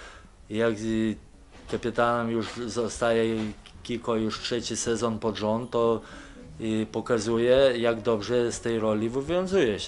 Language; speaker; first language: Polish; non-native, fluent; Lithuanian